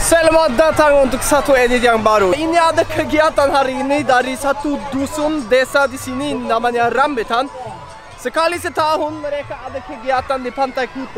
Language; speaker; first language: Indonesian; non-native, fluent; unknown